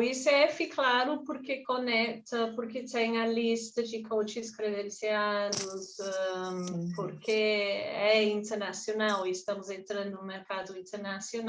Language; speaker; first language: Portuguese; non-native, fluent; English